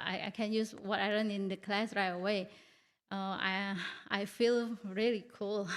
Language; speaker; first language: English; non-native, learner; Indonesian